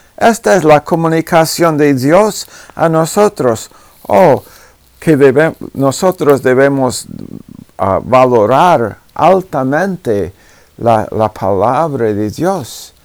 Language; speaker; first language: Spanish; non-native, fluent; English